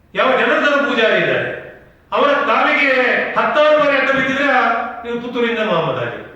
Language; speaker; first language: Kannada; native; Kannada